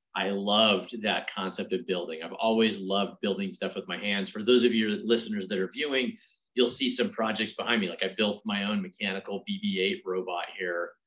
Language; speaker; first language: English; native; English